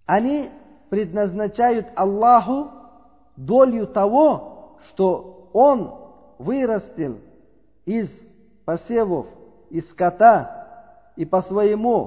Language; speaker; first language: Russian; non-native, fluent; Uzbek